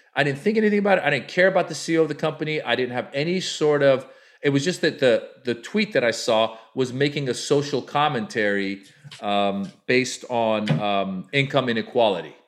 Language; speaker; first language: English; native; English